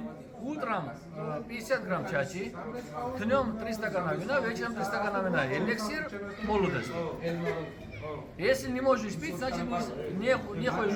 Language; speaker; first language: Russian; non-native, fluent; Georgian